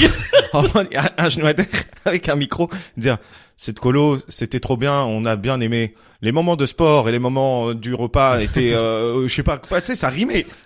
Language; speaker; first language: French; native; French